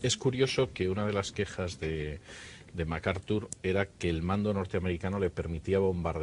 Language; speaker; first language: Spanish; native; Spanish